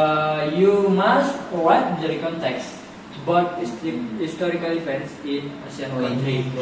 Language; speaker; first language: English; non-native, learner; Indonesian